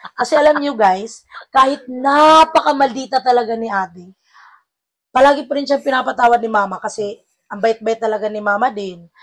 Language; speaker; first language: Filipino; non-native, local second language; Cebuano